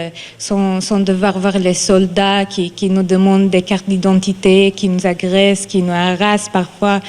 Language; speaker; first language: French; non-native, fluent; Arabic